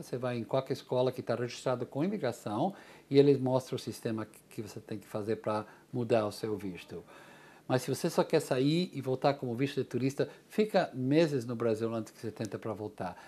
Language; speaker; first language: Portuguese; non-native, fluent; English